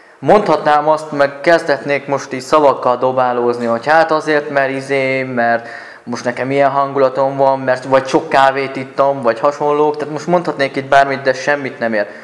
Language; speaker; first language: Hungarian; native; Hungarian